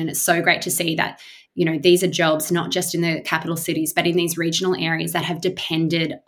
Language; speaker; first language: English; native; English